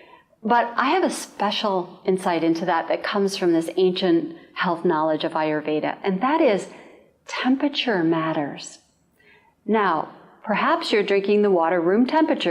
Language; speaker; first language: English; native; English